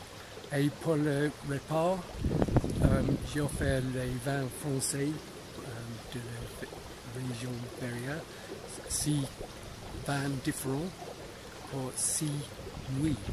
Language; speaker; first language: French; non-native, learner; English